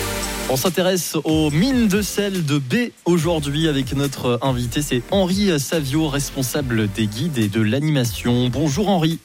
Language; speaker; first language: French; native; French